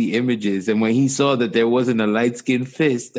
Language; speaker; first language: English; native; English